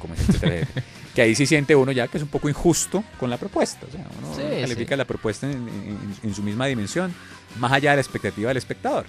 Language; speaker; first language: Spanish; native; Spanish